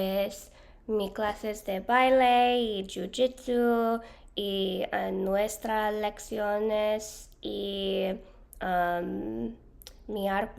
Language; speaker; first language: Spanish; non-native, learner; English